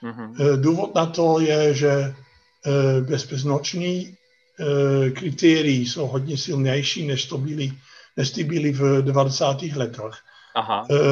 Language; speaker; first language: Czech; non-native, fluent; Dutch